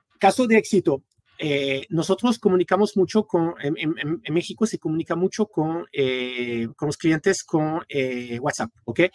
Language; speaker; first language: Spanish; non-native, fluent; French